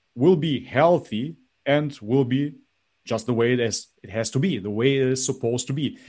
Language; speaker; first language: English; non-native, fluent; Macedonian